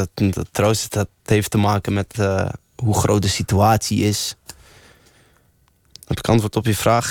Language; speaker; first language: Dutch; early bilingual, other home language; Arabic